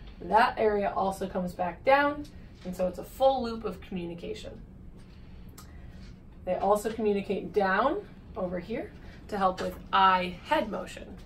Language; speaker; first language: English; native; English